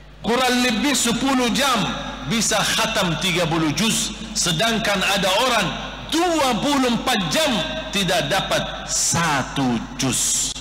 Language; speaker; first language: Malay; non-native, fluent; Arabic